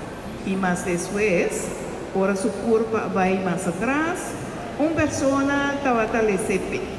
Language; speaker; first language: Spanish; non-native, local second language; Papiamento